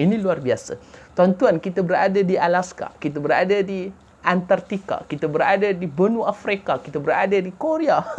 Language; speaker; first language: Malay; native; Malay